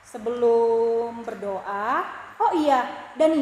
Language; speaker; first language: Indonesian; native; Indonesian